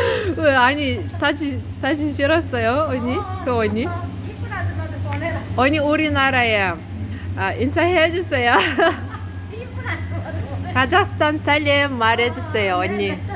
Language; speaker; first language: Korean; non-native, learner; Kazakh